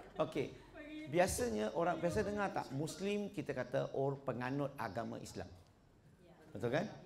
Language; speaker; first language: Malay; non-native, local second language; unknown